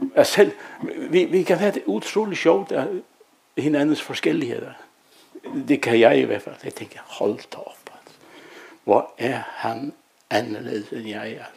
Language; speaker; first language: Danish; native; Danish